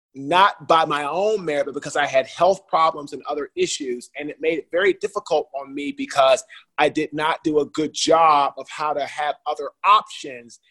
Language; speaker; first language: English; native; English